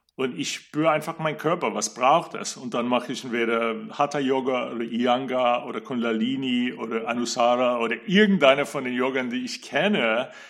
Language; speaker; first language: German; non-native, fluent; English